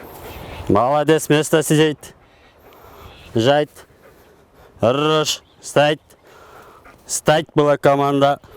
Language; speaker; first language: Russian; non-native, local second language; Kyrgyz